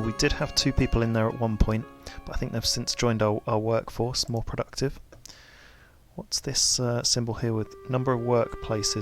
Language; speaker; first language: English; native; English